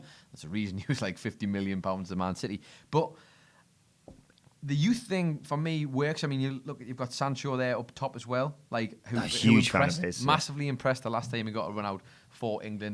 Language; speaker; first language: English; native; English